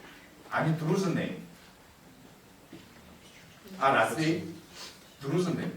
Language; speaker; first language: Russian; non-native, learner; Korean